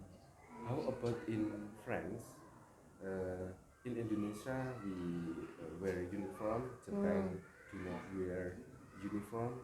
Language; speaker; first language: English; non-native, learner; Indonesian